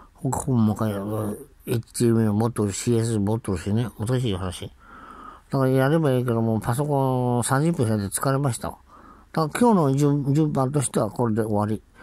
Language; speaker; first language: Japanese; native; Japanese